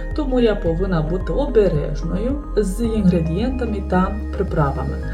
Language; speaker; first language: Ukrainian; non-native, fluent; Romanian